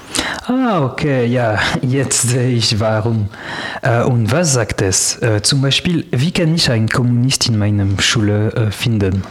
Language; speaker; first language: German; non-native, learner; French